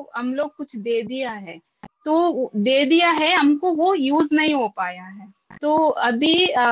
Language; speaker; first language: Hindi; non-native, local second language; Kannada